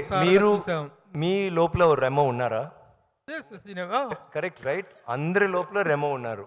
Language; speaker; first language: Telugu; non-native, learner; Tamil